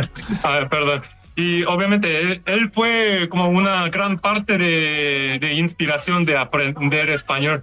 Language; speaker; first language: Spanish; non-native, fluent; Korean